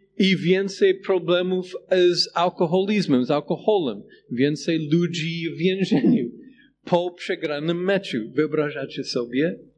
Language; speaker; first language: Polish; non-native, fluent; English